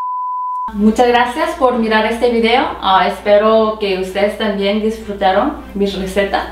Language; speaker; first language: Spanish; non-native, fluent; Korean